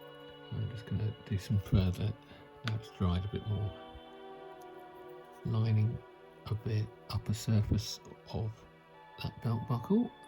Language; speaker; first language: English; native; English